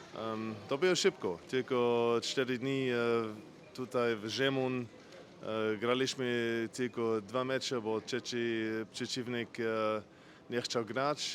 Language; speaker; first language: Polish; non-native, fluent; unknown